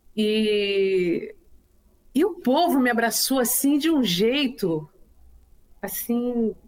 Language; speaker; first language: Portuguese; native; Portuguese